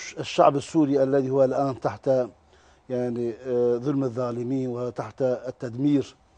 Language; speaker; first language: Arabic; non-native, fluent; Turkish